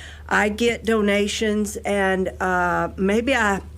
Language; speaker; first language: English; native; English